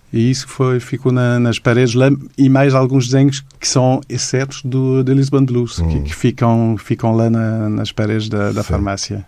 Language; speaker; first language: Portuguese; non-native, fluent; English